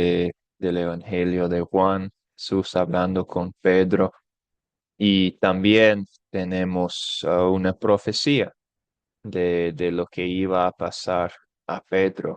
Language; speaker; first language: Spanish; non-native, fluent; English